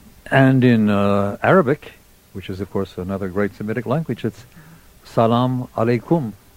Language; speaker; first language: English; native; English